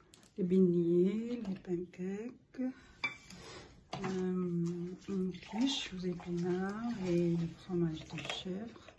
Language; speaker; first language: French; non-native, local second language; Arabic